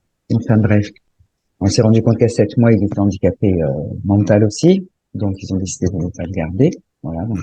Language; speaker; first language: French; native; French